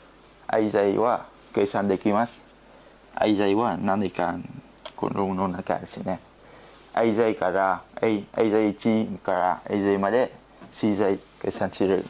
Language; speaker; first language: Japanese; non-native, learner; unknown